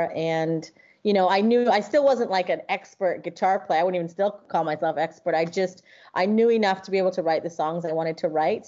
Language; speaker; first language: English; native; English